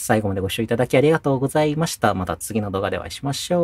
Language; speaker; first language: Japanese; native; Japanese